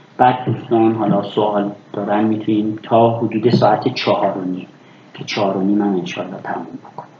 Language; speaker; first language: Persian; native; Persian